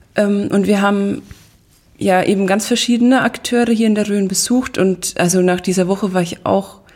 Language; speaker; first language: German; native; German